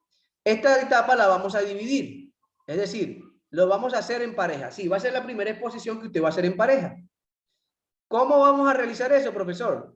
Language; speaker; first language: Spanish; native; Spanish